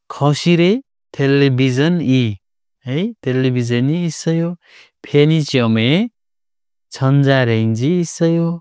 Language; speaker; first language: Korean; non-native, fluent; Nepali